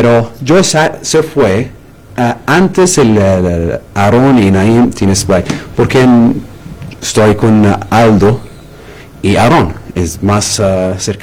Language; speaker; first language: Spanish; non-native, learner; Arabic